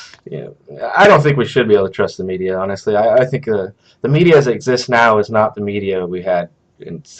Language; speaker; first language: English; native; English